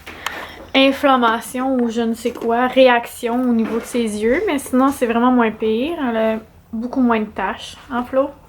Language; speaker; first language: French; native; French